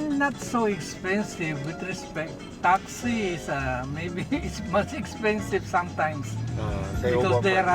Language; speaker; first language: English; non-native, local second language; Filipino